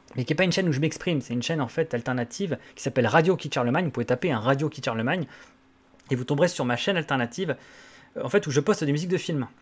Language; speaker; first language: French; native; French